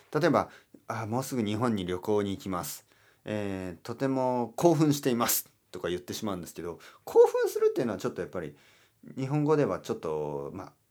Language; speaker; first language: Japanese; native; Japanese